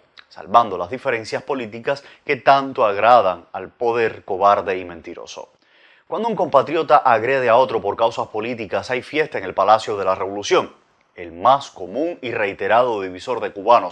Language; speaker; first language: Spanish; native; Spanish